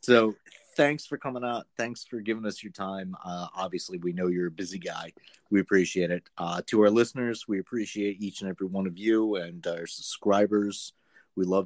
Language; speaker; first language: English; native; English